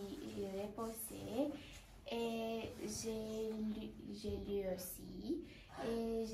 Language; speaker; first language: French; non-native, learner; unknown